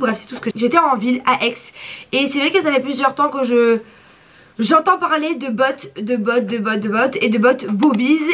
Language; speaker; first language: French; native; French